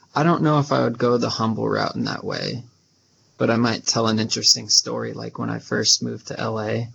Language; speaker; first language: English; native; English